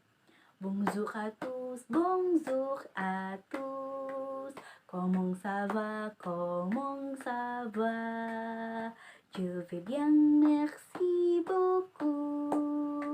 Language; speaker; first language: French; non-native, learner; Indonesian